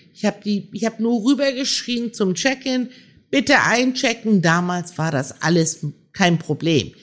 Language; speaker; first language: German; early bilingual, other home language; Persian